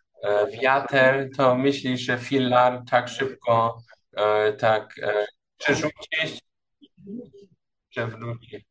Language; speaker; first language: Polish; non-native, learner; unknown